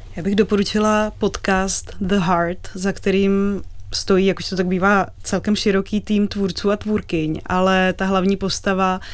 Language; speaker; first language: Czech; native; Czech